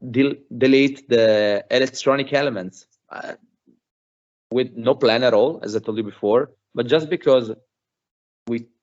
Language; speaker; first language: English; non-native, fluent; Italian